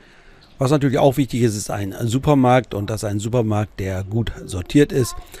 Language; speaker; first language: German; native; German